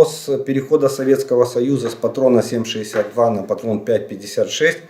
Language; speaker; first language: Russian; native; Russian